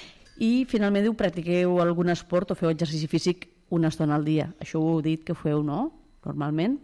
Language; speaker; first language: Catalan; native; Catalan